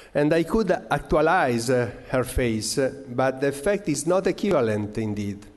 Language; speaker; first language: English; non-native, fluent; Italian